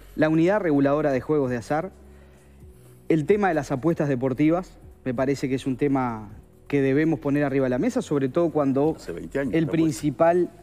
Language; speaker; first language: Spanish; native; Spanish